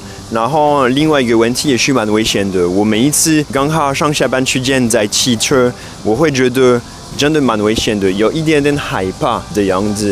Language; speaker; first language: Chinese; non-native, fluent; French